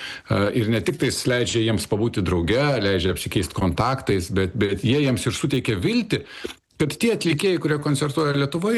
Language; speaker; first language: Lithuanian; native; Lithuanian